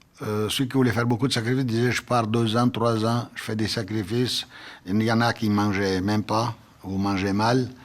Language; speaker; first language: French; non-native, fluent; Italian